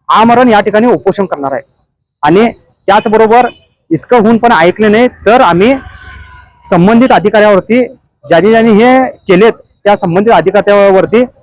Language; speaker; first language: Marathi; native; Marathi